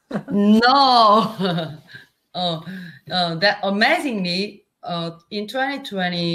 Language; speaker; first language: English; non-native, learner; Korean